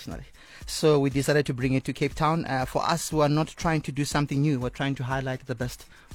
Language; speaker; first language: English; non-native, local second language; Tsonga